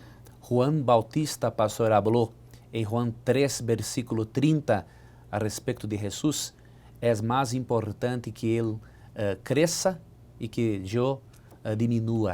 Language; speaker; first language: Spanish; non-native, learner; Portuguese